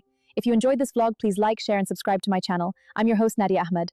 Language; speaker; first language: English; non-native, fluent; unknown